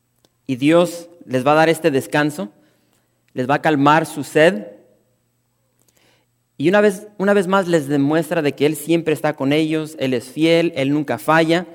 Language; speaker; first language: Spanish; native; Spanish